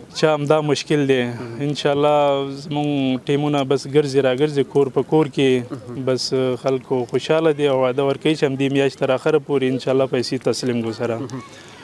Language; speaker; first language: Pashto; non-native, local second language; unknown